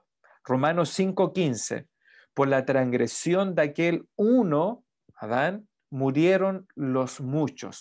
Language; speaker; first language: Spanish; native; Spanish